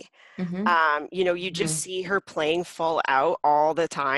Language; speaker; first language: English; native; English